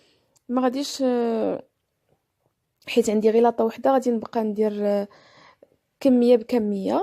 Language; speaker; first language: Arabic; native; Arabic